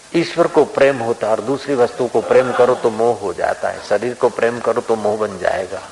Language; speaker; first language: Hindi; non-native, local second language; Sindhi